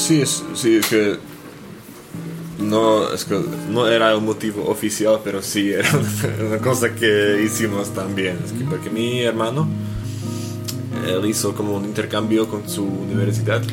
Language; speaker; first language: Spanish; non-native, fluent; Slovak